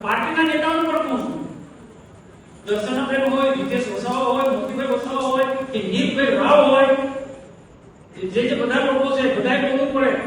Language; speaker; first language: Gujarati; non-native, local second language; Vasavi